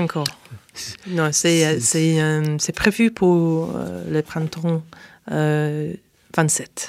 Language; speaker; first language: French; non-native, fluent; English